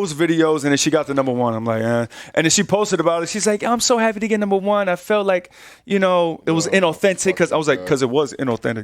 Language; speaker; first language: English; native; English